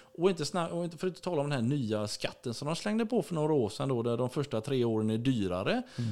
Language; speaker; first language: Swedish; native; Swedish